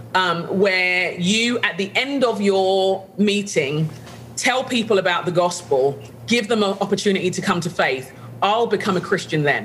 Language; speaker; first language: English; native; English